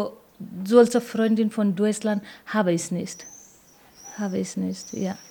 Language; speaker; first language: German; non-native, learner; Nepali